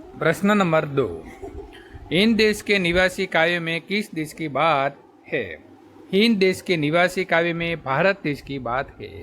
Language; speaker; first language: Hindi; non-native, local second language; Gujarati